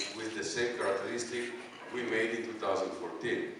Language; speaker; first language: English; non-native, fluent; Italian